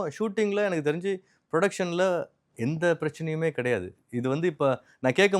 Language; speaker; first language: Tamil; native; Tamil